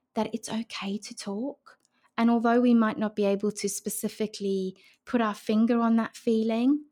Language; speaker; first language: English; native; English